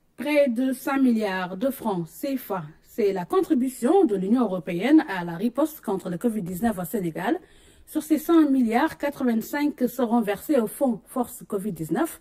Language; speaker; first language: French; non-native, local second language; Wolof